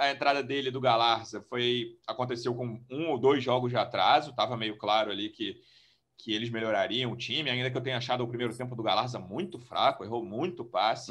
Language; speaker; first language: Portuguese; native; Portuguese